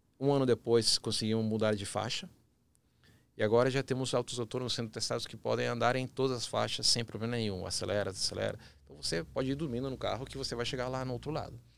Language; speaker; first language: Portuguese; early bilingual, other home language; Spanish